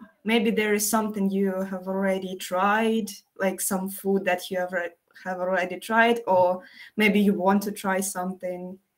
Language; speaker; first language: English; non-native, fluent; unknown